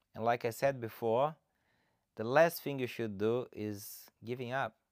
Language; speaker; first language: English; non-native, fluent; Portuguese